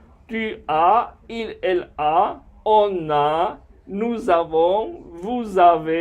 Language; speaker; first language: French; non-native, fluent; Spanish